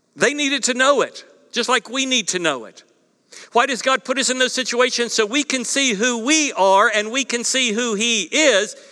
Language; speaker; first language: English; native; English